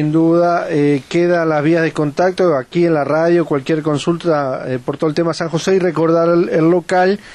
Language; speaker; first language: Spanish; native; Spanish